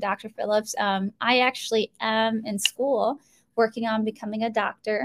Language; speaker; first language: English; early bilingual, other home language; Somali